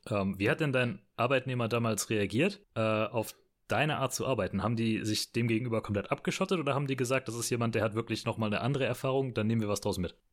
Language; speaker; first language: German; native; German